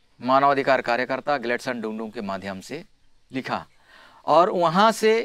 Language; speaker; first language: Hindi; non-native, local second language; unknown